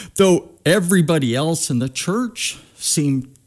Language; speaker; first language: English; native; English